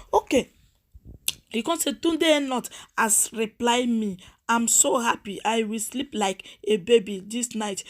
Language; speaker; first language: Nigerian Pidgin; non-native, local second language; Yoruba